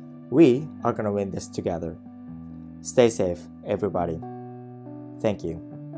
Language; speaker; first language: English; non-native, fluent; Japanese